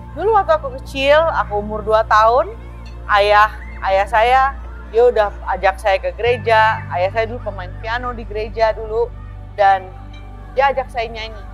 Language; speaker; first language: Indonesian; early bilingual, heritage; Indonesian